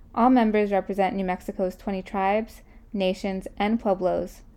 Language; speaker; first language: English; native; English